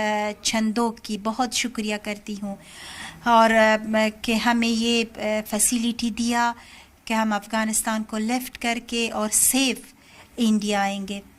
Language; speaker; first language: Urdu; non-native, learner; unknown